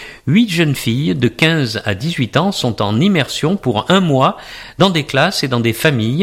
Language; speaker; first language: French; native; French